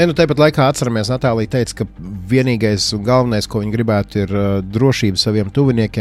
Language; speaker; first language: Latvian; native; Latvian